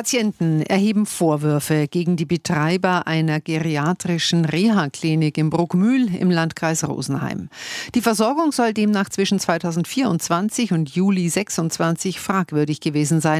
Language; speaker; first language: German; native; German